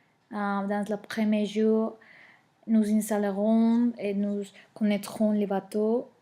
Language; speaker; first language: French; non-native, learner; Spanish